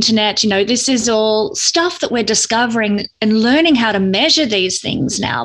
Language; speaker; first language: English; native; English